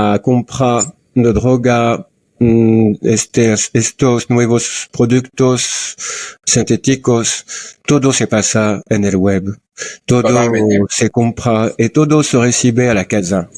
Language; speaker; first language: Spanish; non-native, learner; French